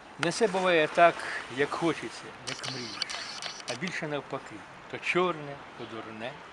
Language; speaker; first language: Ukrainian; native; Ukrainian